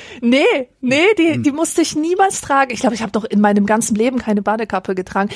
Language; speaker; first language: German; early bilingual, other home language; Polish